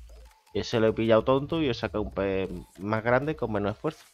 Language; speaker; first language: Spanish; native; Spanish